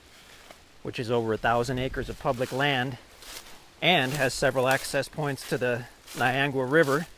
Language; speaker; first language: English; native; English